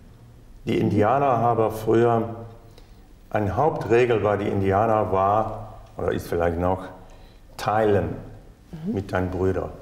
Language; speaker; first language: German; non-native, fluent; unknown